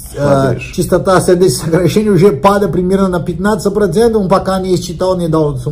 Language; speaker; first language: Russian; non-native, learner; Portuguese